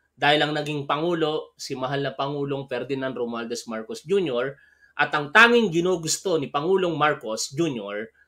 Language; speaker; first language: Filipino; native; Filipino